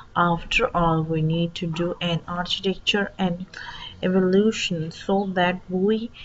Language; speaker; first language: English; non-native, local second language; Urdu